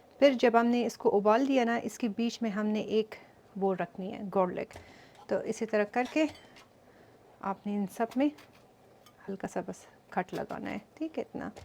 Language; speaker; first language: Urdu; native; Urdu